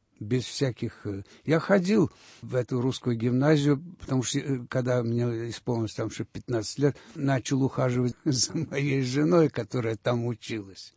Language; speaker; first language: Russian; early bilingual, heritage; Russian